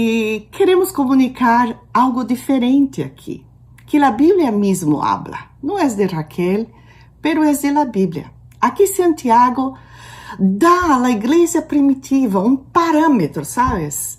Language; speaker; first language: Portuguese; non-native, fluent; Spanish